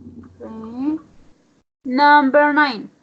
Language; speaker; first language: English; non-native, learner; Spanish